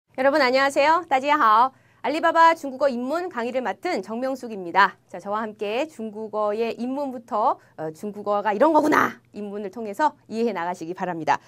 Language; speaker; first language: Korean; native; Korean